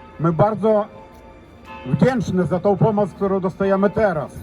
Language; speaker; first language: Polish; non-native, fluent; Ukrainian